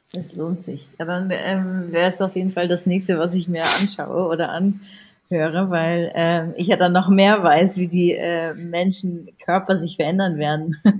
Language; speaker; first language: German; early bilingual, other home language; Japanese